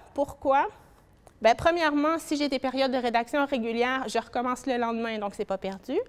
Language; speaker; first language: French; native; French